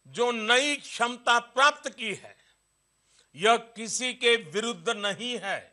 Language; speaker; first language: Hindi; non-native, local second language; Marathi